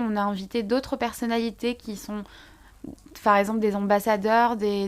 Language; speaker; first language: French; non-native, local second language; Arabic